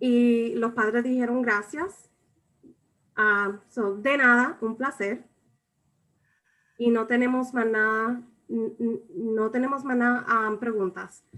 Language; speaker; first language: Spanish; early bilingual, other home language; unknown